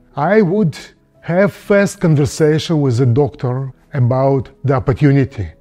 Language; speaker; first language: English; non-native, fluent; Russian